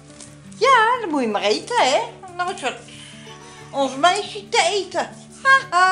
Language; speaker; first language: Dutch; native; Dutch